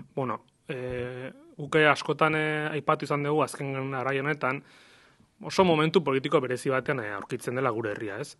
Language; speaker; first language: Basque; native; Basque